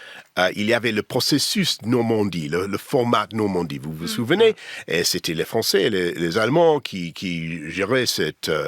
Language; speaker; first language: French; non-native, learner; English